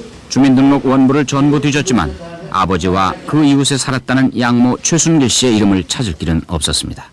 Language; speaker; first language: Korean; native; Korean